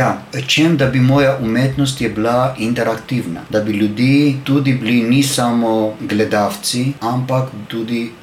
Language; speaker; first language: Slovenian; non-native, learner; Armenian